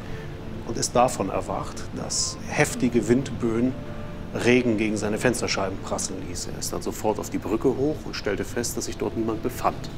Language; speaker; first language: German; native; German